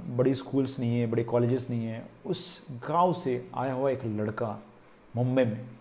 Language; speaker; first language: Hindi; non-native, local second language; Marathi